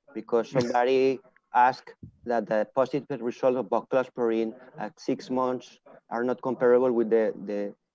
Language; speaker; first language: English; non-native, fluent; Spanish